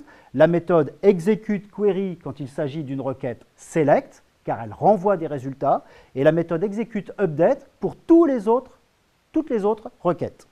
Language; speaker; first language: French; native; French